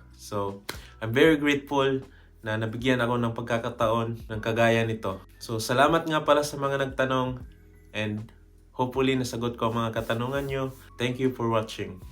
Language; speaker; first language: Filipino; native; Filipino